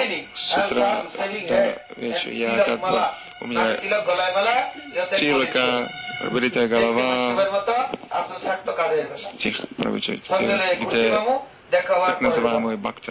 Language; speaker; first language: Russian; non-native, learner; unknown